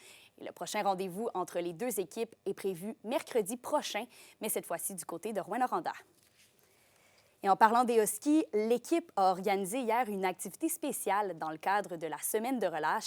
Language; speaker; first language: French; native; French